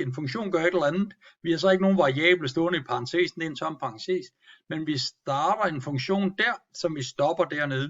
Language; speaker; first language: Danish; native; Danish